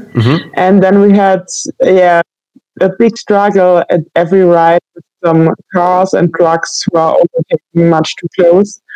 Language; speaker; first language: English; non-native, fluent; German